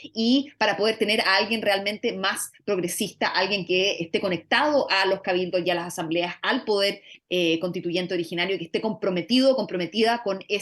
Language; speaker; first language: Spanish; native; Spanish